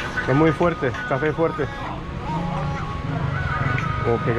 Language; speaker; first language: Spanish; non-native, learner; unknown